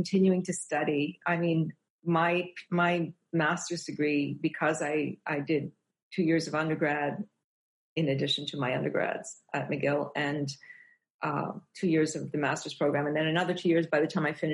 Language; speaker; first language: English; native; English